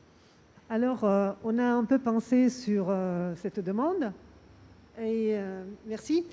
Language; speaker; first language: French; non-native, fluent; Portuguese